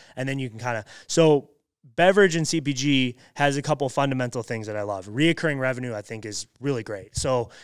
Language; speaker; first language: English; native; English